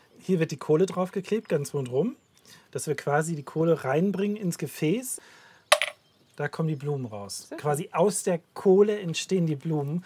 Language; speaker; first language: German; native; German